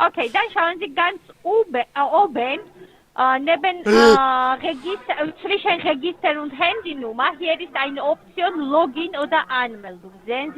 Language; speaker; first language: German; non-native, fluent; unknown